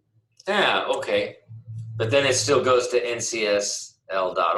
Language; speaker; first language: English; native; English